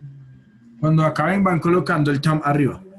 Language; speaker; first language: Spanish; native; Spanish